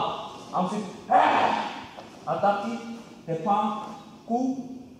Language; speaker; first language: French; non-native, learner; Korean